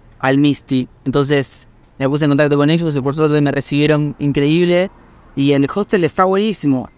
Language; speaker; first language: Spanish; native; Spanish